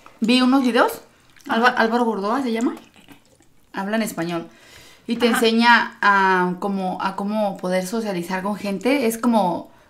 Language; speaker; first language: Spanish; native; Spanish